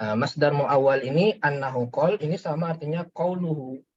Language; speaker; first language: Indonesian; native; Indonesian